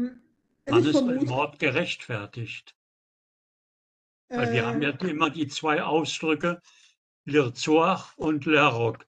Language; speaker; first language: German; native; German